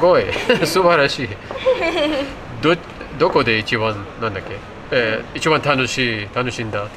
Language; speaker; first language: Japanese; non-native, learner; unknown